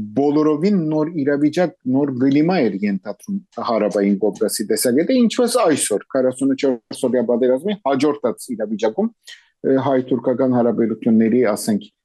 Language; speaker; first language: Armenian; early bilingual, heritage; Armenian